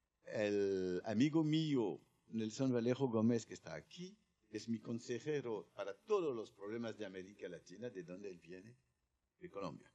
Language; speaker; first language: Spanish; non-native, learner; French